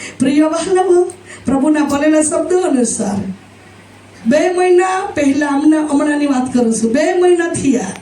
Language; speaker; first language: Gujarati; non-native, local second language; Gamit